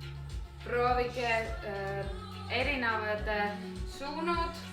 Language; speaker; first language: Estonian; non-native, learner; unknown